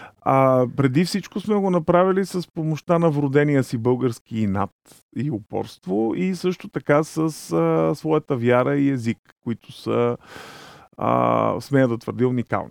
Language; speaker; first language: Bulgarian; native; Bulgarian